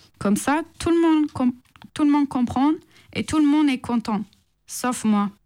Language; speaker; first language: French; non-native, fluent; Turkish